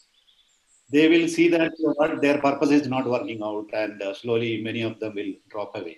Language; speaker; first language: English; non-native, local second language; Malayalam